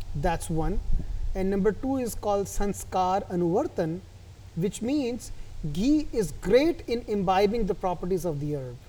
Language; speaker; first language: English; non-native, local second language; Hindi